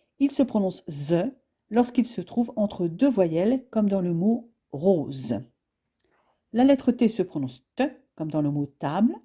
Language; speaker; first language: French; native; French